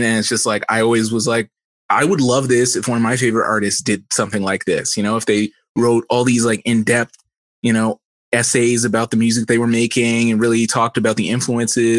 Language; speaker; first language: English; native; English